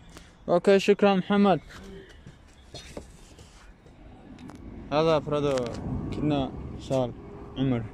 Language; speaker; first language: Arabic; non-native, learner; Tajik